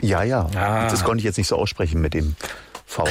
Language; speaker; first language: German; native; German